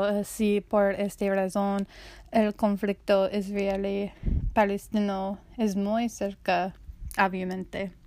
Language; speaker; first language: Spanish; non-native, learner; English